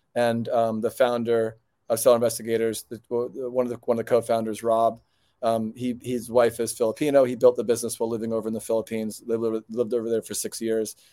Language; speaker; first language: English; native; English